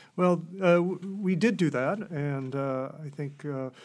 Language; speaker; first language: English; native; English